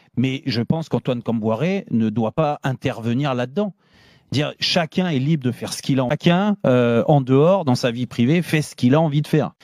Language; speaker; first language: French; native; French